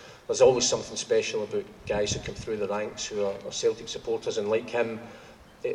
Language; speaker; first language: English; native; English